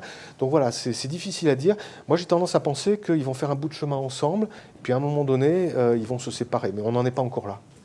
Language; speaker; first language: French; native; French